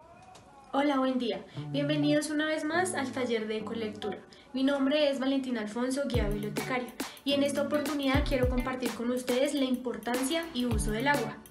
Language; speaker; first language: Spanish; native; Spanish